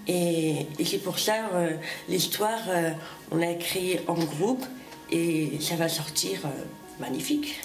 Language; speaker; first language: French; non-native, fluent; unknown